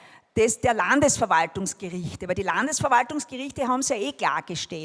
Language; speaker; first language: German; native; German